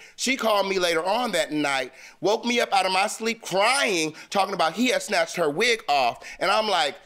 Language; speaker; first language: English; native; English